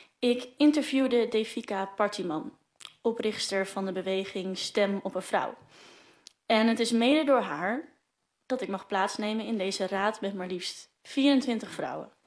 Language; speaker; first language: Dutch; non-native, local second language; Western Frisian